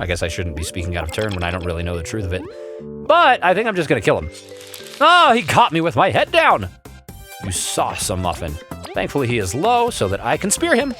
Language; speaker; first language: English; native; English